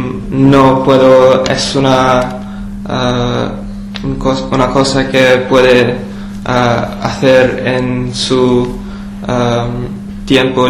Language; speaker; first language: Spanish; non-native, learner; English